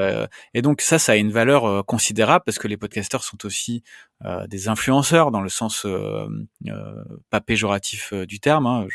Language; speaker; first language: French; native; French